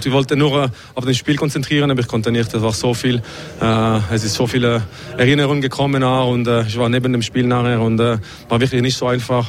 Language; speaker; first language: German; non-native, learner; French